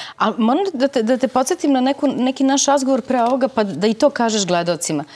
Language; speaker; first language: Serbian; native; Serbian